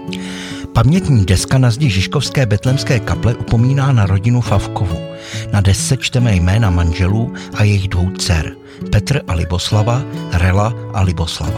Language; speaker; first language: Czech; native; Czech